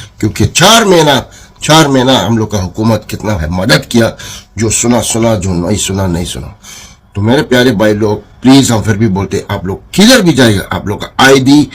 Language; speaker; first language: Hindi; non-native, fluent; Arabic